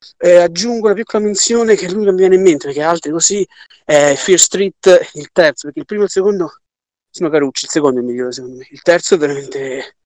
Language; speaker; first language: Italian; native; Italian